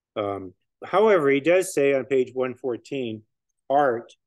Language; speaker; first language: English; native; English